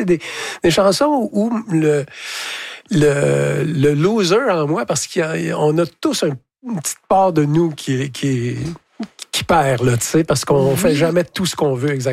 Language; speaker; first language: French; native; French